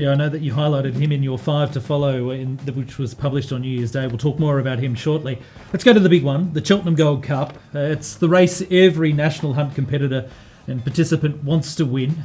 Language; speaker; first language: English; native; English